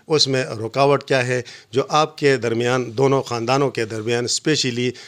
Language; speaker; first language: Urdu; non-native, local second language; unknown